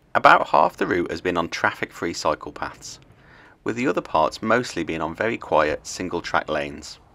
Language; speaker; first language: English; native; English